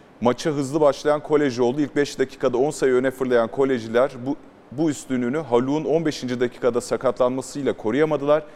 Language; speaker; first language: Turkish; native; Turkish